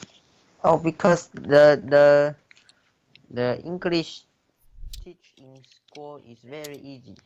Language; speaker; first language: English; non-native, learner; Chinese